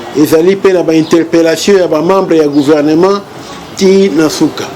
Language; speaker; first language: Lingala; native; Lingala